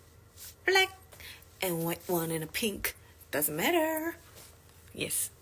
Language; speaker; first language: English; non-native, learner; Korean